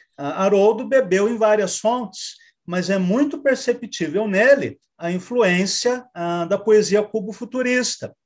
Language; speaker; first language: Portuguese; native; Portuguese